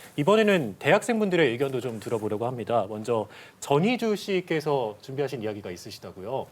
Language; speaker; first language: Korean; native; Korean